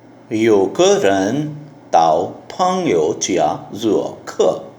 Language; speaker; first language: Chinese; non-native, learner; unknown